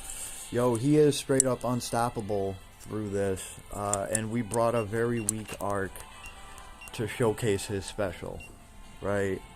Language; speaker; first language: English; native; English